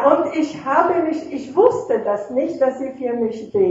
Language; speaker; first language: German; non-native, fluent; Russian